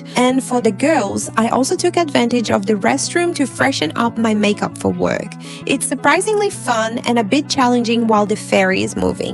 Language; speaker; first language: English; native; English